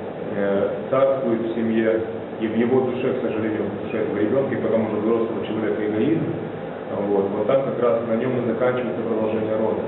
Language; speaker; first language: Russian; native; Russian